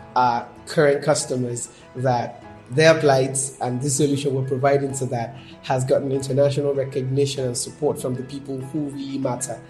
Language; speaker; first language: English; non-native, local second language; Yoruba